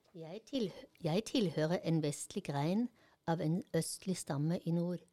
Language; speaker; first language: Norwegian; non-native, fluent; German